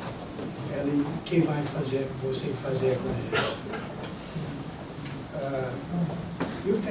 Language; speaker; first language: Portuguese; non-native, fluent; Spanish